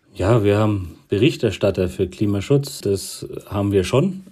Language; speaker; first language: German; native; German